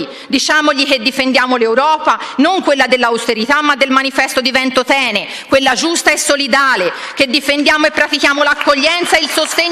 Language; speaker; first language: Italian; native; Italian